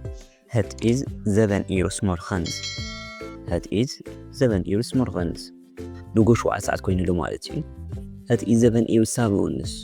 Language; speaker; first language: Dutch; non-native, fluent; Tigrinya